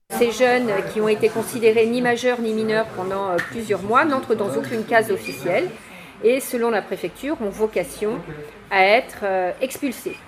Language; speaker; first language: French; native; French